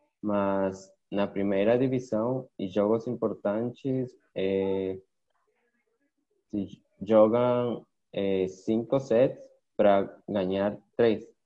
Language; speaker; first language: Portuguese; non-native, learner; Spanish